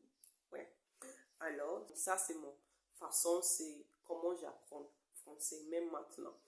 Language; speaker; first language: French; non-native, learner; English